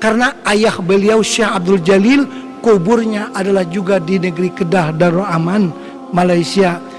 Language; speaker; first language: Indonesian; non-native, local second language; Banjar